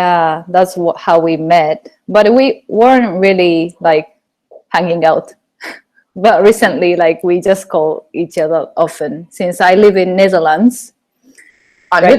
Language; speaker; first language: English; non-native, fluent; Japanese